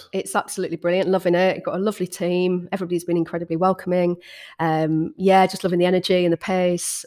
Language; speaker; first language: English; native; English